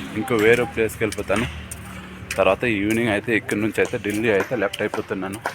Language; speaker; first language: Telugu; non-native, local second language; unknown